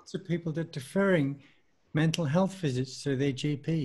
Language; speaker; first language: English; native; English